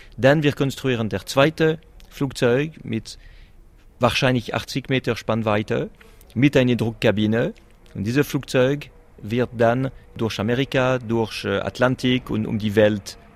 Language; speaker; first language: German; non-native, local second language; French